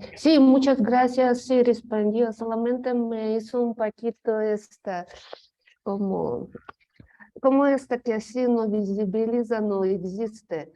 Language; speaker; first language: Spanish; non-native, fluent; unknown